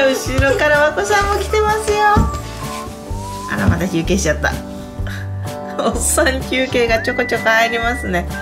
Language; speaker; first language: Japanese; native; Japanese